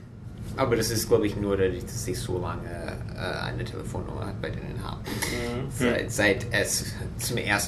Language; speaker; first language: German; non-native, fluent; English